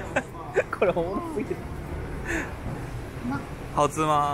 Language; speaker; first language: Japanese; native; Japanese